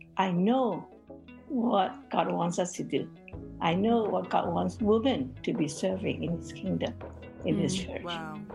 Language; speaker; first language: English; non-native, local second language; Cantonese